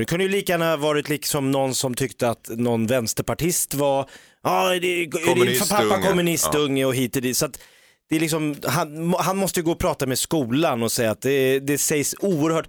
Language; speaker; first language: Swedish; native; Swedish